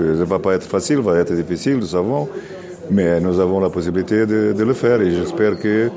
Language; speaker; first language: French; non-native, learner; Catalan